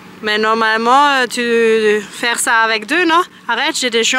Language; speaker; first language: French; non-native, learner; Turkish